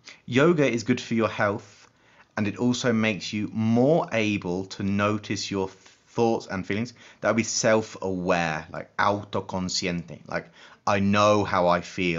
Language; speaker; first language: English; native; English